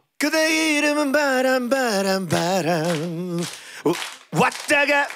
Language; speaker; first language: Korean; native; Korean